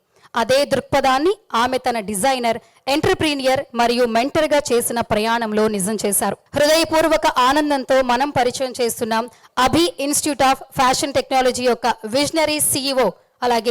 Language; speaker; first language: Telugu; native; Telugu